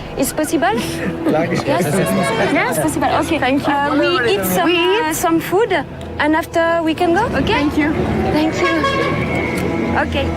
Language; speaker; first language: English; non-native, learner; French